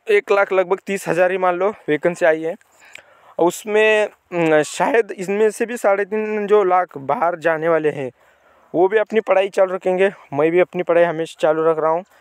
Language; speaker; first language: Hindi; non-native, local second language; Marathi